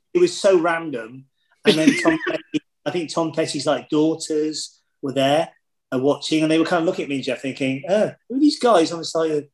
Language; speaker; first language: English; native; English